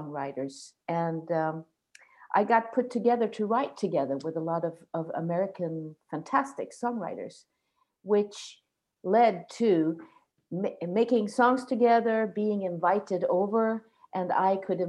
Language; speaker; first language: English; non-native, fluent; Swedish